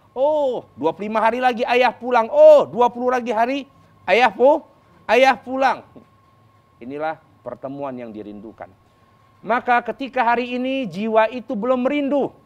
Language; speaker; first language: Indonesian; native; Indonesian